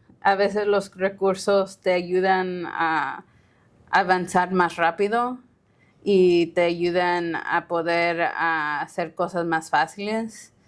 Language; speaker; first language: Spanish; early bilingual, heritage; Spanish